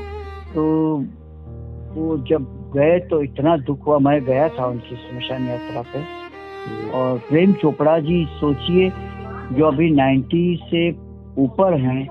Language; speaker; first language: Hindi; native; Hindi